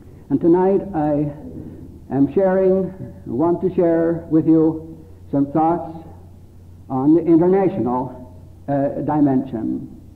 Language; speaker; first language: English; native; English